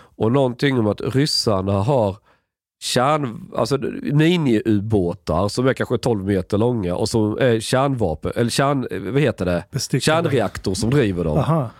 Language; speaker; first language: Swedish; native; Swedish